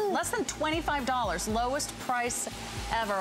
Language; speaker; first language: English; native; English